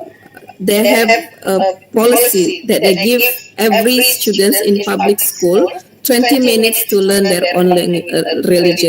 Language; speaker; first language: English; non-native, fluent; Indonesian